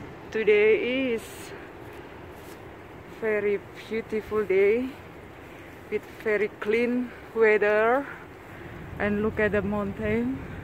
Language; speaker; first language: English; non-native, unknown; Indonesian